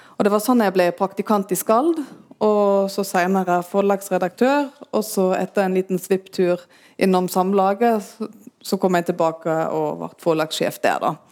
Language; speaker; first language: Norwegian; non-native, fluent; German